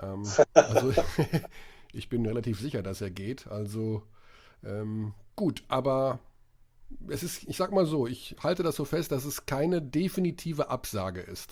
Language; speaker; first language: German; native; German